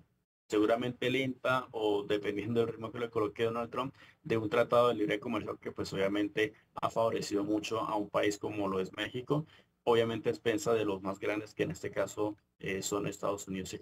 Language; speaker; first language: Spanish; native; Spanish